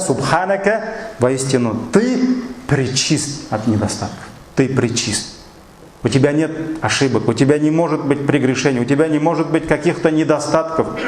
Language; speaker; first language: Russian; non-native, local second language; Tatar